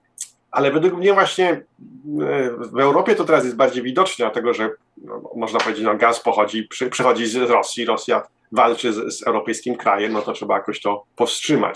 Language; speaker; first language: Polish; early bilingual, heritage; Polish